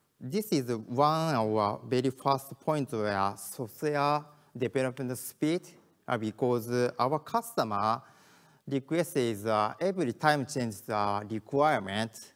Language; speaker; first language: English; non-native, learner; Japanese